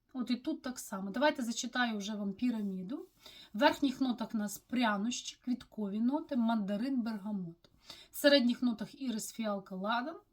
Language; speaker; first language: Ukrainian; non-native, local second language; Russian